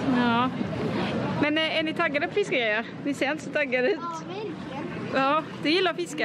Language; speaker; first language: Swedish; native; Swedish